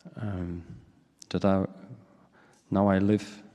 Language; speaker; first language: English; non-native, fluent; Polish